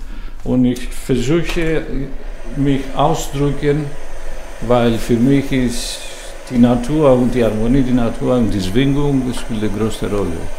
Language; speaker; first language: German; non-native, learner; Greek